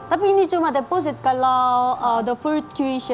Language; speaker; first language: Indonesian; non-native, fluent; Korean